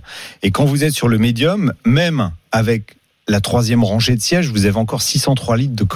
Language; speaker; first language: French; native; French